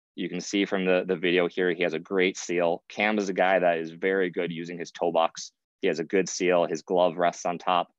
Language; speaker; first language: English; native; English